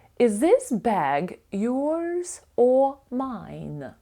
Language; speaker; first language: English; non-native, fluent; Ukrainian